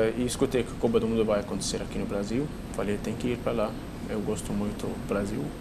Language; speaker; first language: Portuguese; non-native, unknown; Arabic